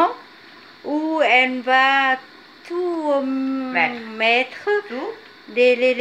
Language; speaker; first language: French; non-native, fluent; Vietnamese